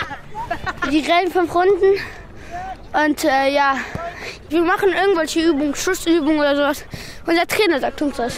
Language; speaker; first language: German; early bilingual, other home language; Pashto